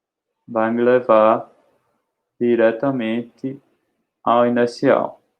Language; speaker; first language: Portuguese; native; Portuguese